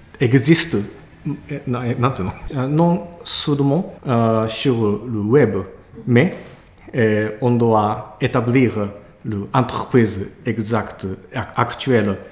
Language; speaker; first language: French; non-native, learner; Japanese